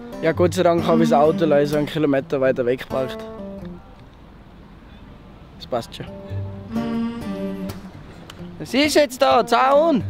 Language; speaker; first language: German; native; German